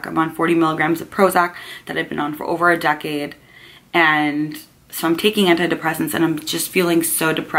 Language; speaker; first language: English; native; English